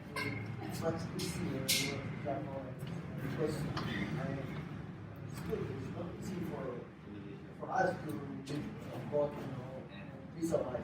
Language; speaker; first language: English; non-native, fluent; Portuguese